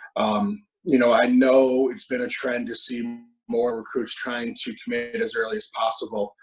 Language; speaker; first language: English; native; English